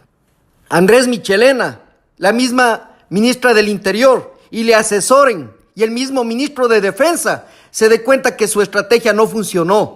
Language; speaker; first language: Spanish; native; Spanish